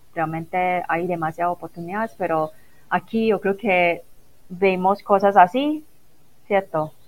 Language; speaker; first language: Spanish; non-native, fluent; Cantonese